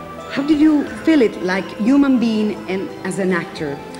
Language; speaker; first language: English; non-native, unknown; Italian